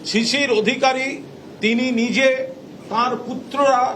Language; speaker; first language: Bangla; native; Bangla